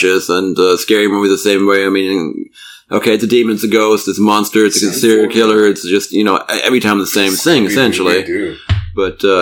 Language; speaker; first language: English; non-native, fluent; German